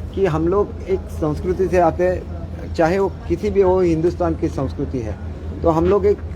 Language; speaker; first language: Hindi; non-native, local second language; Marathi